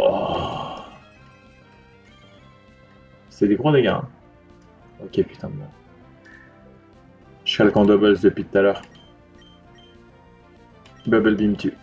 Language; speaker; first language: French; native; French